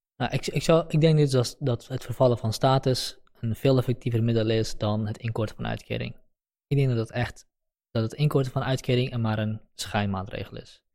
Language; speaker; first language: Dutch; early bilingual, other home language; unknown